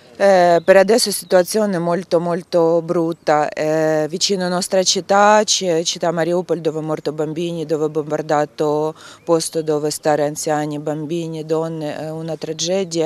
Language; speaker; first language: Italian; non-native, learner; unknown